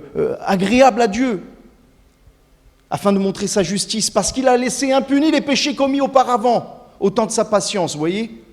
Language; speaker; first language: French; native; French